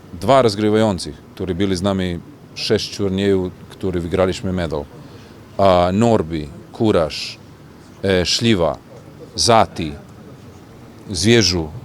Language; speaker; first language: Polish; non-native, fluent; Serbian